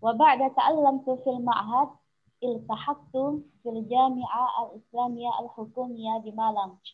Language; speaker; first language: Arabic; non-native, learner; Indonesian